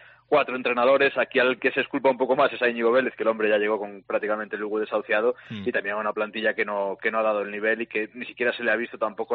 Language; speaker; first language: Spanish; native; Spanish